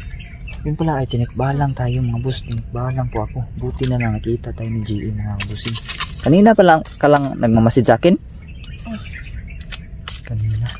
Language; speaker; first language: Filipino; non-native, local second language; Cebuano